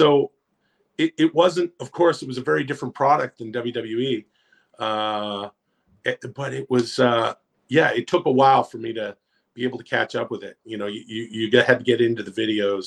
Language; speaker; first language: English; native; English